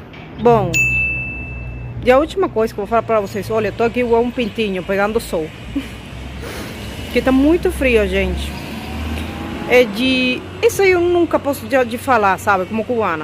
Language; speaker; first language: Portuguese; non-native, fluent; Spanish